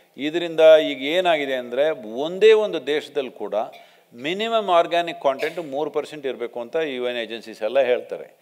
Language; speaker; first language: Kannada; non-native, local second language; Telugu